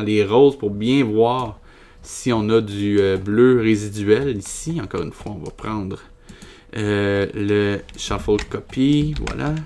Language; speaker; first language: French; native; French